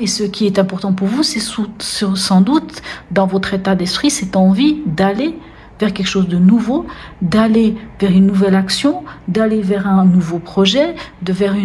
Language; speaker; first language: French; native; French